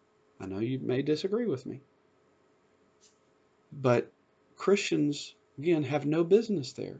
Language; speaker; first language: English; native; English